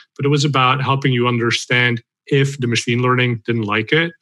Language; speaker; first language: English; non-native, fluent; Dutch